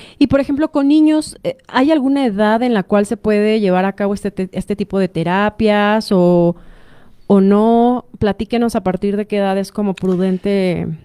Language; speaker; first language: Spanish; native; Spanish